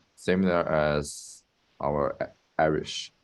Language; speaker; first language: English; non-native, fluent; Chinese